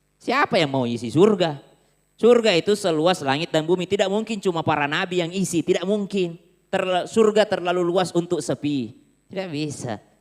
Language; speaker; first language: Indonesian; native; Indonesian